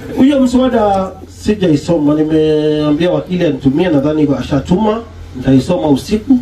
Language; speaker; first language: Swahili; native; Swahili